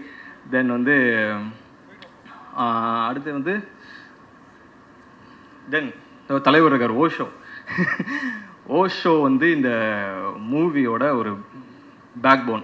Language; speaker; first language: Tamil; native; Tamil